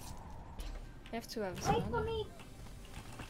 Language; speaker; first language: English; non-native, learner; French